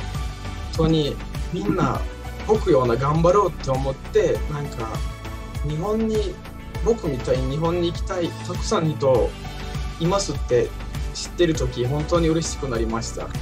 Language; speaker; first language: Japanese; non-native, learner; Turkish